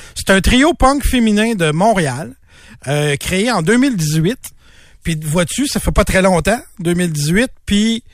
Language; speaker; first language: French; native; French